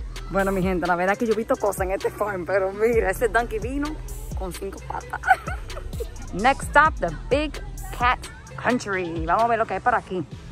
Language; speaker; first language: Spanish; early bilingual, heritage; Spanish